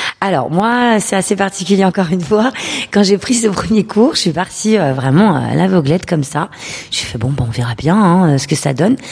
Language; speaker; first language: French; early bilingual, other home language; Urdu